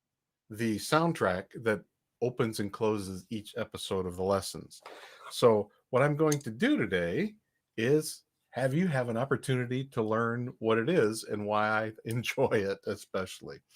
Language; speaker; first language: English; native; English